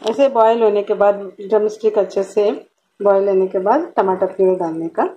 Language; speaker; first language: Hindi; non-native, local second language; Telugu